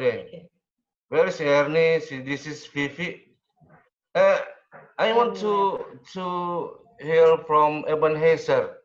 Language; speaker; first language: English; non-native, learner; Indonesian